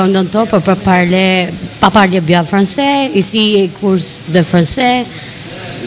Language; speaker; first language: French; non-native, learner; Albanian